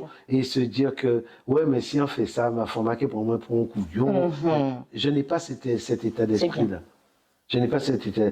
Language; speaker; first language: French; native; French